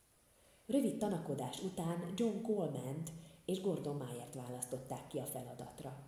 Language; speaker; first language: Hungarian; native; Hungarian